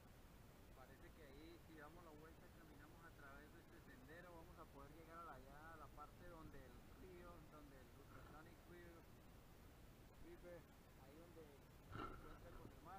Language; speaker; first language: Spanish; native; Spanish